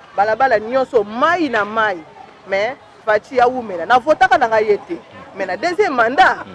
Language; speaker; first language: Lingala; native; Lingala